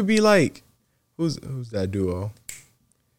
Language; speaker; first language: English; native; English